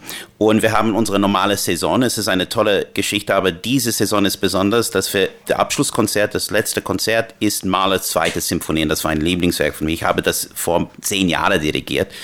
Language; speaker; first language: German; non-native, fluent; English